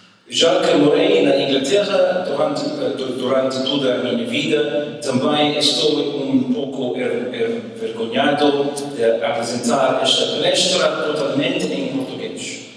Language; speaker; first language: Portuguese; early bilingual, heritage; English